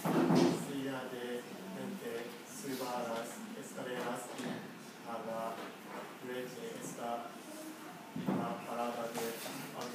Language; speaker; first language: Spanish; non-native, learner; Japanese